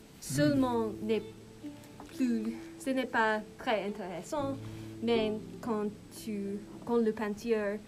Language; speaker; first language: French; non-native, learner; English